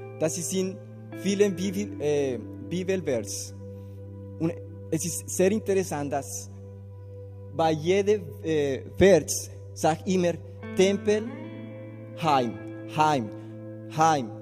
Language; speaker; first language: German; non-native, learner; Spanish